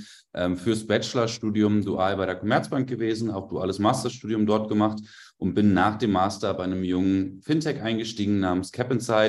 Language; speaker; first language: German; native; German